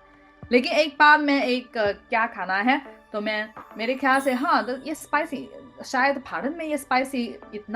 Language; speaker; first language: Hindi; non-native, learner; Chinese